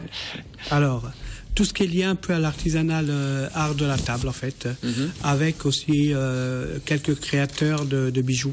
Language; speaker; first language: French; native; French